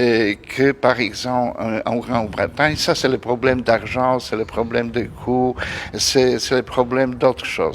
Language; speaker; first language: French; non-native, fluent; Polish